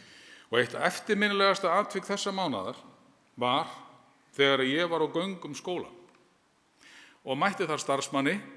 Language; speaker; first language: Icelandic; native; Icelandic